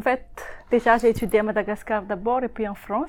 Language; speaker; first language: French; non-native, local second language; Malagasy